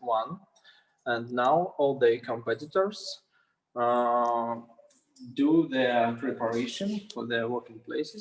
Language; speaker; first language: English; non-native, learner; Russian